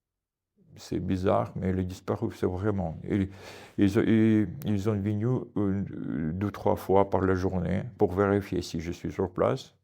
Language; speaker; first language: French; non-native, fluent; Russian